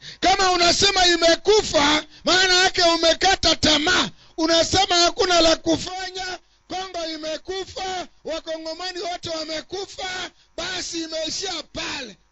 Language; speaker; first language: Swahili; non-native, local second language; Nande